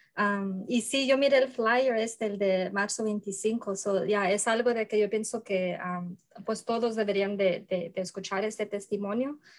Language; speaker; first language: Spanish; early bilingual, heritage; Spanish